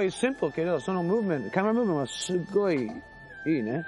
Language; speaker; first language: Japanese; non-native, learner; English